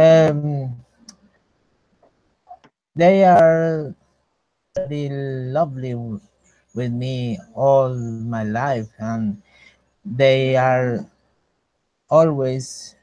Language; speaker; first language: English; non-native, learner; Spanish